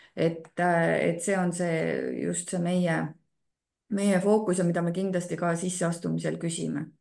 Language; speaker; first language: Estonian; native; Estonian